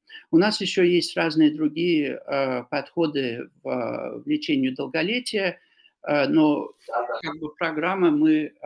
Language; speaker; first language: Russian; non-native, fluent; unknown